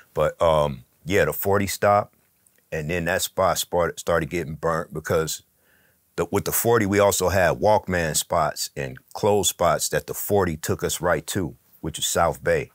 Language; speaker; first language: English; native; English